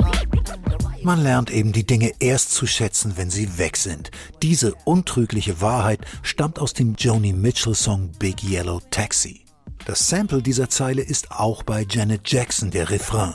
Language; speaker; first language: German; native; German